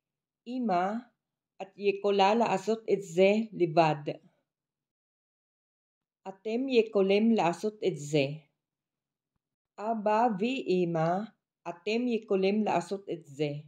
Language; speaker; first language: Hebrew; non-native, fluent; Filipino